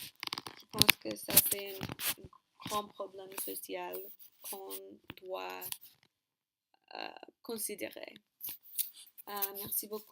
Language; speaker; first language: French; non-native, learner; English